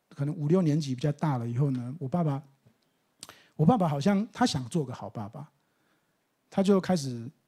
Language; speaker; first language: Chinese; native; Chinese